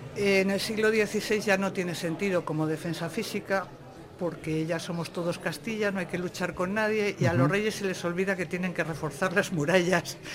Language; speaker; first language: Spanish; native; Spanish